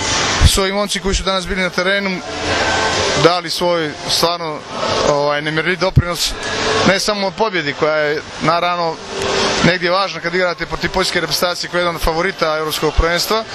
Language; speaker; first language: Croatian; native; Croatian